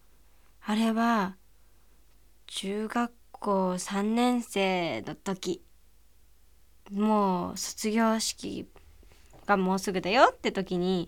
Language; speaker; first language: Japanese; native; Japanese